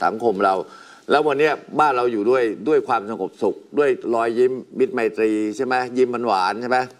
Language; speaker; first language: Thai; native; Thai